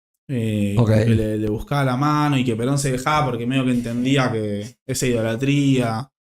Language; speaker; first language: Spanish; native; Spanish